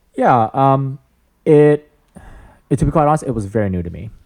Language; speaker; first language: English; native; English